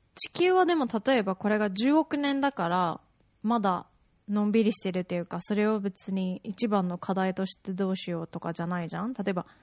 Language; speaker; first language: Japanese; native; Japanese